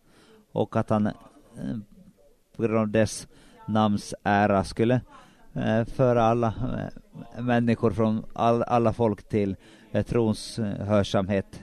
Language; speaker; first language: Swedish; non-native, local second language; Finnish